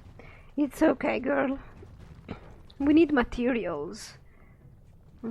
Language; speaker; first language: English; non-native, fluent; Italian